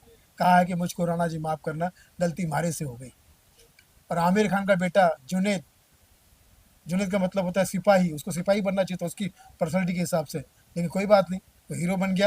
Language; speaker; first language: Hindi; native; Hindi